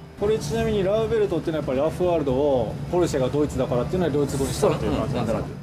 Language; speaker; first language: Japanese; native; Japanese